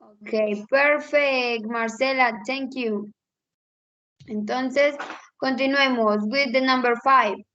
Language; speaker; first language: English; non-native, fluent; Spanish